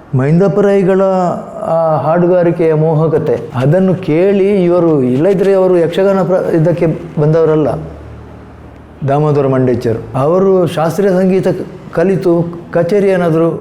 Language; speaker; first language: Kannada; non-native, local second language; Tulu